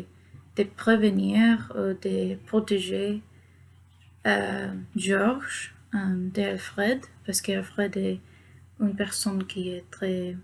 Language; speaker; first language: French; non-native, learner; Spanish